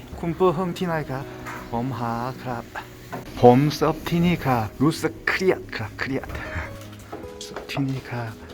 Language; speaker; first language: Thai; non-native, learner; Korean